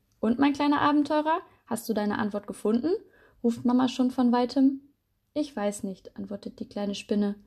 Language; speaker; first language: German; native; German